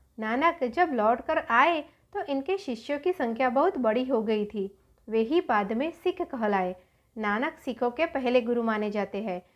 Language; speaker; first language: Hindi; non-native, local second language; Gujarati